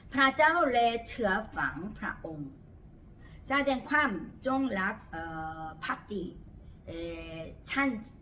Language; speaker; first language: Thai; non-native, fluent; Korean